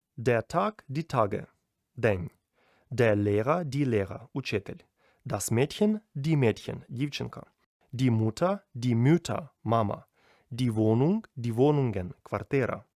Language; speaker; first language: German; non-native, fluent; Ukrainian